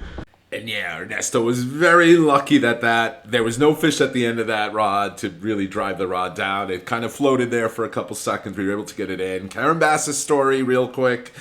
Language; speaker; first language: English; native; English